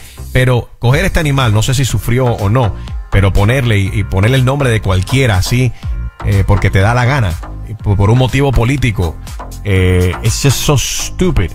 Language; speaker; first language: Spanish; native; Spanish